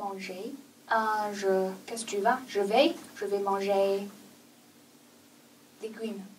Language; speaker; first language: French; non-native, learner; Chinese